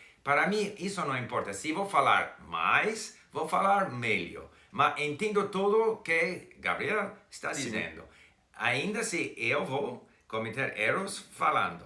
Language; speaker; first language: Portuguese; non-native, fluent; English